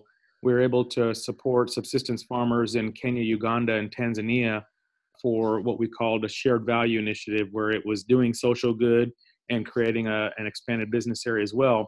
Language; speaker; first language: English; native; English